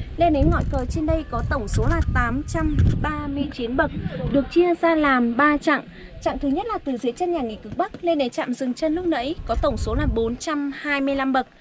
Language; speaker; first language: Vietnamese; non-native, local second language; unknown